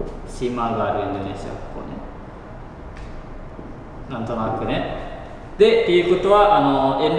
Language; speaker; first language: Japanese; non-native, learner; Indonesian